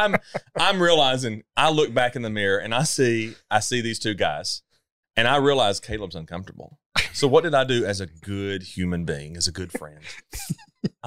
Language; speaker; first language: English; native; English